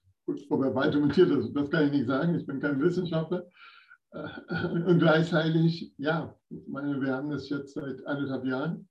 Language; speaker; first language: German; non-native, fluent; English